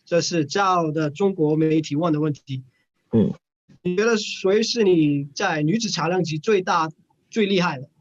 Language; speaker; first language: Chinese; early bilingual, heritage; English